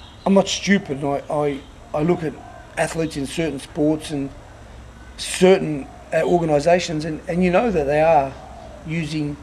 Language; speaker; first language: English; native; English